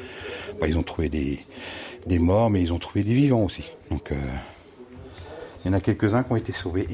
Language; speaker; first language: French; native; French